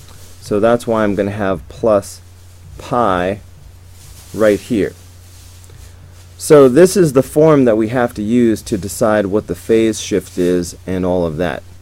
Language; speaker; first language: English; native; English